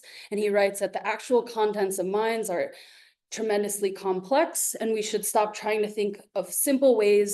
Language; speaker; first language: English; native; English